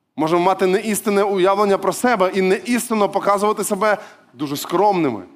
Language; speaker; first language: Ukrainian; non-native, local second language; Russian